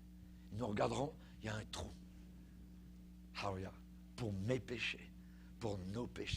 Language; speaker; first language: French; native; French